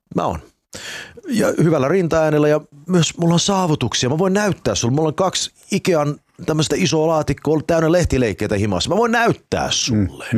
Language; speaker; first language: Finnish; early bilingual, heritage; Finnish